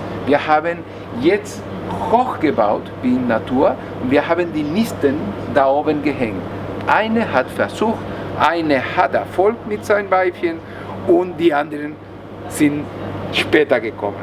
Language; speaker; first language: German; non-native, learner; Spanish